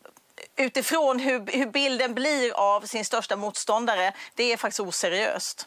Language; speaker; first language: Swedish; native; Swedish